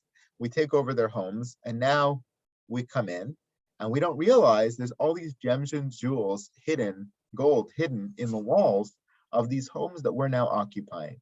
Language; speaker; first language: English; native; English